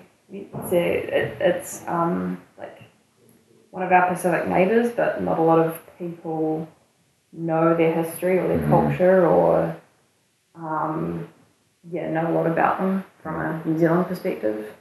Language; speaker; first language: English; native; English